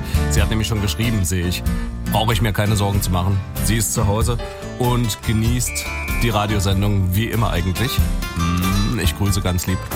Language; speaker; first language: German; native; German